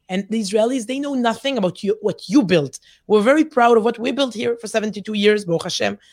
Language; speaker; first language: English; non-native, fluent; Hebrew